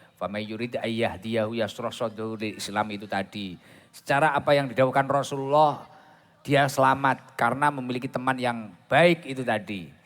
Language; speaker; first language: Indonesian; non-native, local second language; Javanese